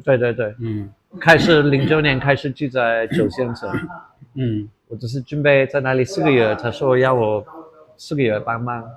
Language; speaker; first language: Chinese; non-native, fluent; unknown